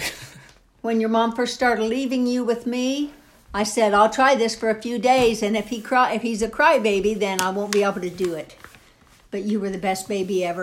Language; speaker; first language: English; native; English